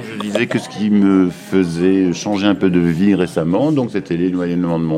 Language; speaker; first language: French; native; French